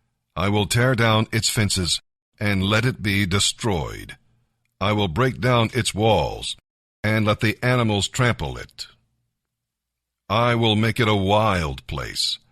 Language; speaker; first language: English; native; English